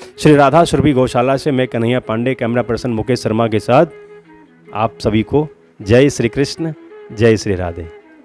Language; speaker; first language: Hindi; native; Hindi